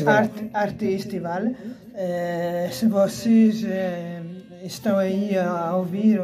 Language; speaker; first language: Portuguese; early bilingual, heritage; Portuguese